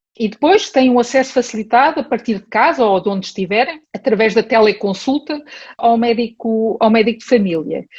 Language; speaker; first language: Portuguese; early bilingual, heritage; Portuguese